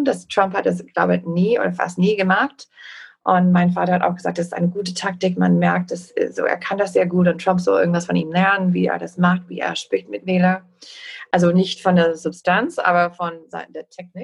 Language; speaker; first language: German; non-native, fluent; English